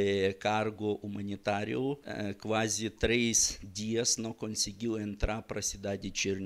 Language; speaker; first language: Portuguese; non-native, learner; Russian